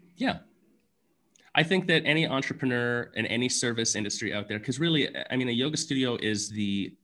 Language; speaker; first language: English; native; English